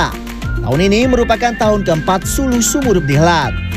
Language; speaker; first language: Indonesian; native; Indonesian